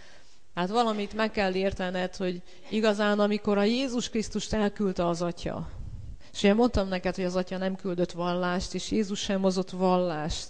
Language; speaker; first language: Hungarian; native; Hungarian